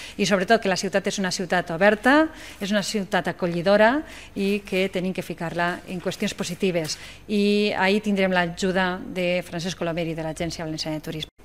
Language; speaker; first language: Catalan; native; Catalan